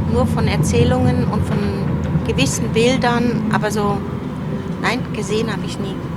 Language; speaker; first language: German; early bilingual, other home language; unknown